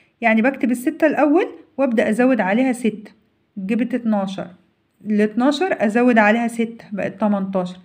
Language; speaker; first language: Arabic; native; Arabic